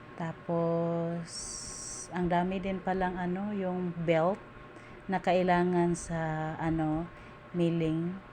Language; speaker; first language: Filipino; non-native, local second language; Cebuano